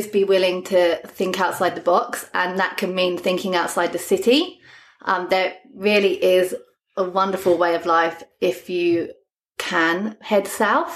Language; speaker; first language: English; native; English